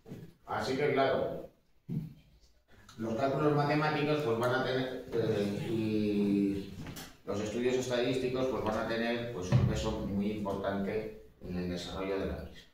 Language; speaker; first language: Spanish; native; Spanish